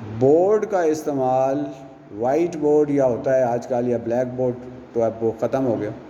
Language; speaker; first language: Urdu; native; Urdu